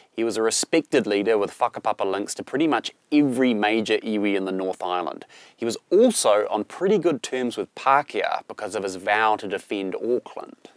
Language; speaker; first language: English; native; English